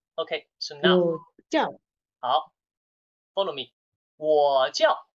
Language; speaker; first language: English; non-native, learner; Chinese